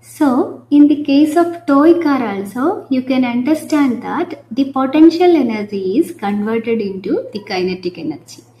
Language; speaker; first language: English; non-native, local second language; Malayalam